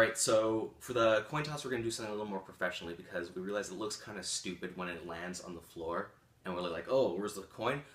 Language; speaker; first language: English; native; English